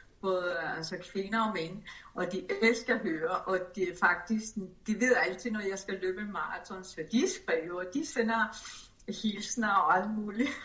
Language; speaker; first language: Danish; early bilingual, other home language; Spanish